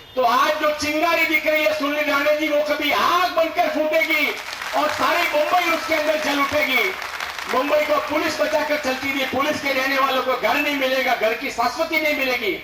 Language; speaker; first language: Hindi; non-native, local second language; Marathi